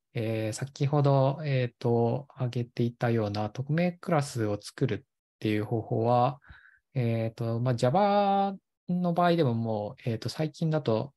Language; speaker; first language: Japanese; native; Japanese